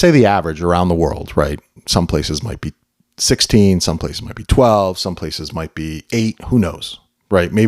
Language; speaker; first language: English; native; English